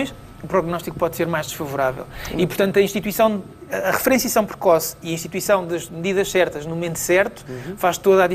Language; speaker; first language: Portuguese; native; Portuguese